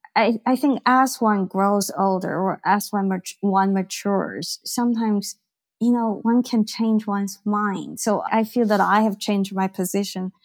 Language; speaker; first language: English; non-native, fluent; Chinese